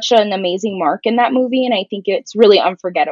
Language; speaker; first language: English; native; English